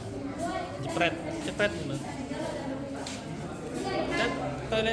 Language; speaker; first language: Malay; non-native, local second language; Javanese